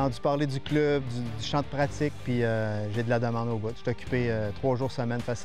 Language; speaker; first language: French; native; French